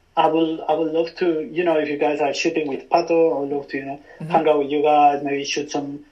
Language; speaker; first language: English; non-native, fluent; Spanish